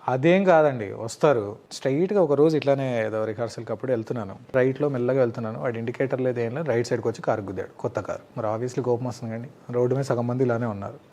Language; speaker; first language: Telugu; native; Telugu